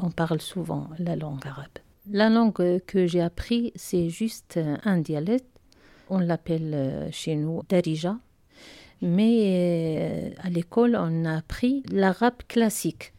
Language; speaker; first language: French; non-native, learner; Arabic